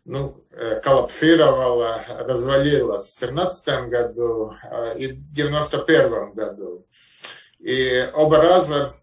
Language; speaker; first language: Russian; non-native, fluent; Latvian